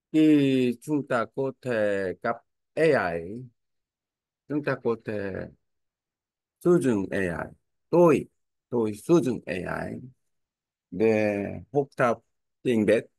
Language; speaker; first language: Vietnamese; non-native, learner; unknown